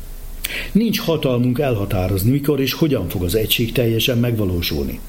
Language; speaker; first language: Hungarian; native; Hungarian